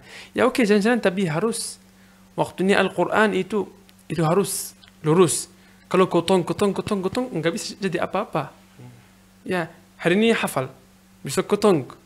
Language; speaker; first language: Indonesian; non-native, learner; Arabic